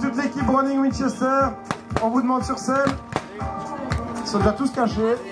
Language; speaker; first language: French; native; French